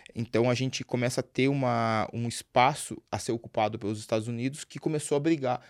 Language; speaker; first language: Portuguese; native; Portuguese